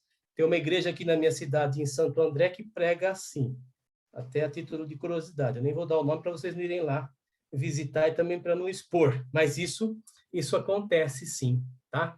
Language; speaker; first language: Portuguese; native; Portuguese